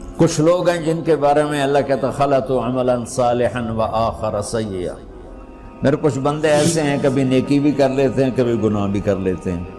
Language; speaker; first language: Urdu; non-native, local second language; Punjabi